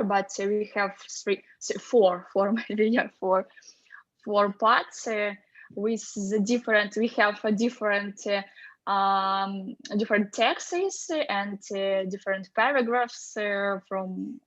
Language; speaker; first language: English; non-native, fluent; Russian